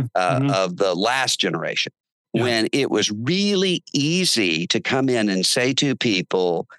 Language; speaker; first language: English; native; English